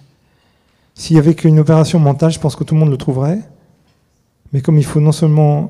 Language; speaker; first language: French; native; French